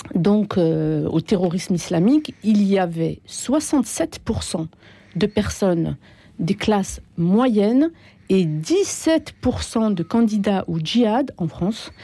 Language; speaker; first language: French; native; French